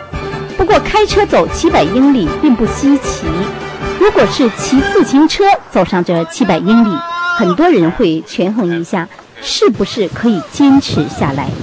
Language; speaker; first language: Chinese; native; Chinese